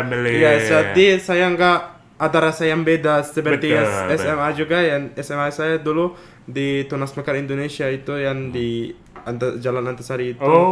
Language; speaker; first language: Indonesian; non-native, fluent; Arabic